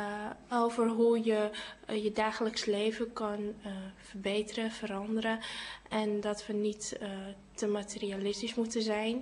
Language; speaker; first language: Dutch; early bilingual, other home language; Cantonese